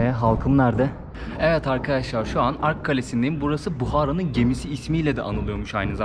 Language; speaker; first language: Turkish; native; Turkish